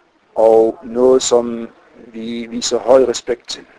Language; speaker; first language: Danish; non-native, fluent; Arabic